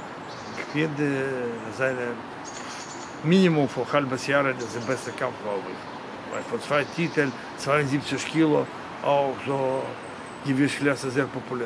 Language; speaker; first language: German; non-native, learner; Russian